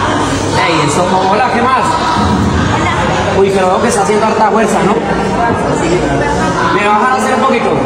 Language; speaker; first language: Spanish; native; Spanish